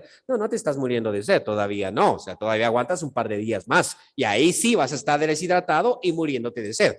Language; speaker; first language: Spanish; native; Spanish